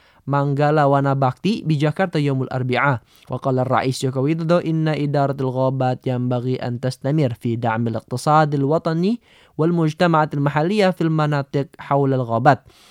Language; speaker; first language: Arabic; non-native, fluent; Indonesian